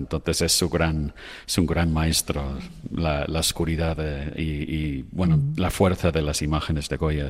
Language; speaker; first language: Spanish; non-native, fluent; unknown